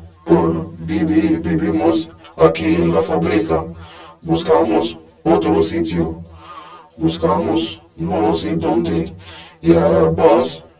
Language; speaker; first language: Spanish; non-native, learner; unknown